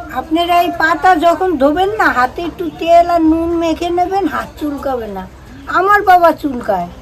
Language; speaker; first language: Bangla; native; Bangla